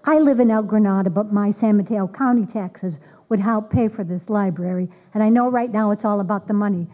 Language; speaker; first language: English; native; English